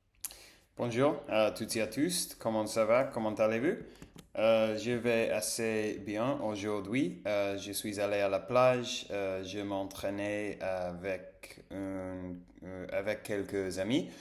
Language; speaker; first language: French; non-native, fluent; Spanish